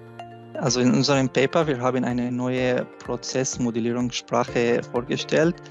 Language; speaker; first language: German; non-native, fluent; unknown